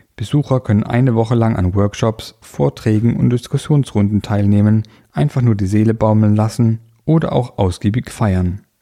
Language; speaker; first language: German; native; German